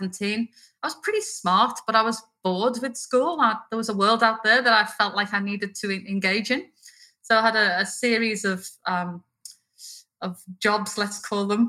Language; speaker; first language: English; native; English